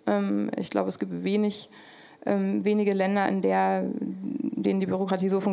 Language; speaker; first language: German; native; German